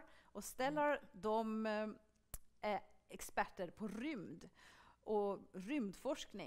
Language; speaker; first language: Swedish; native; Swedish